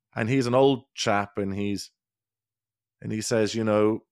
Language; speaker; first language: English; native; English